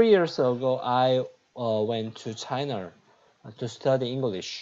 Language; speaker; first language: English; non-native, learner; Korean